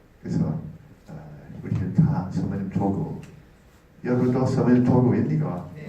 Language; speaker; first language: Korean; non-native, learner; English